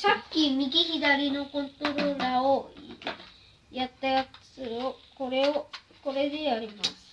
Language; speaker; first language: Japanese; early bilingual, other home language; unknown